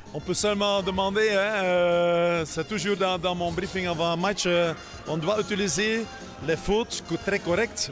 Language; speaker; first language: French; non-native, fluent; Dutch